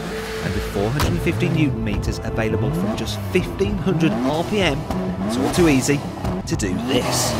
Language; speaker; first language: English; native; English